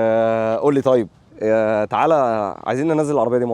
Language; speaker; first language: Arabic; native; Arabic